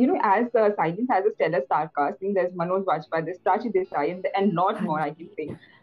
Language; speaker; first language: English; non-native, local second language; Hindi